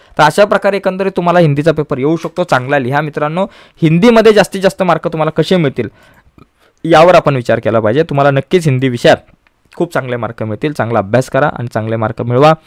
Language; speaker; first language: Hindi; non-native, local second language; Marathi